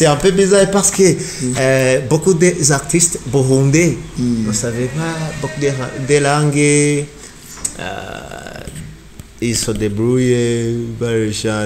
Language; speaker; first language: French; non-native, learner; Rundi